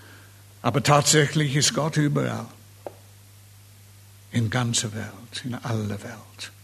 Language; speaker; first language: German; non-native, fluent; English